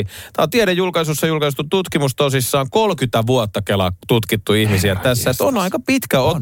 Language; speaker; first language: Finnish; native; Finnish